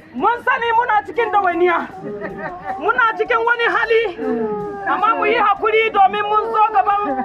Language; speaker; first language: Hausa; non-native, local second language; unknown